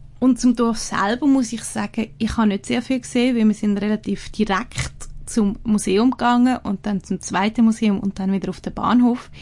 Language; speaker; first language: German; native; German